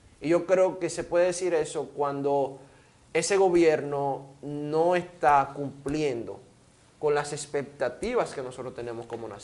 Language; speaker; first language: Spanish; native; Spanish